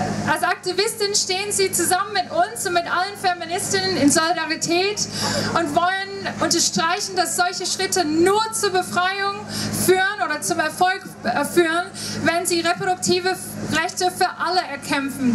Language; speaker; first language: German; native; German